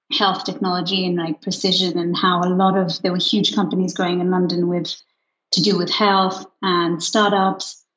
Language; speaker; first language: English; non-native, fluent; Luxembourgish